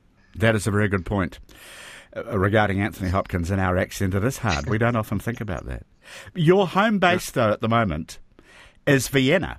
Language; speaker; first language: English; native; English